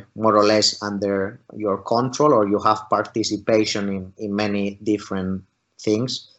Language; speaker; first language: English; non-native, fluent; Spanish